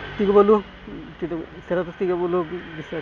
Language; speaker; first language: Indonesian; non-native, learner; Bangla